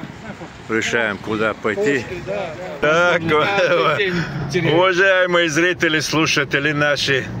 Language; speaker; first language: Russian; non-native, local second language; Chechen